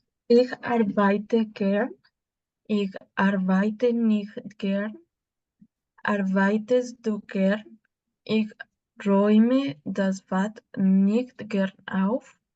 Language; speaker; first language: German; non-native, learner; Spanish